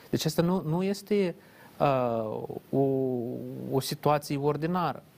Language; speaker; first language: Romanian; native; Romanian